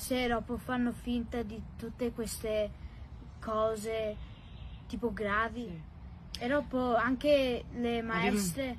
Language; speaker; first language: Italian; early bilingual, heritage; Italian